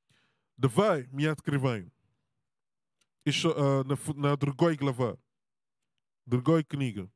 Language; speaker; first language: Russian; non-native, learner; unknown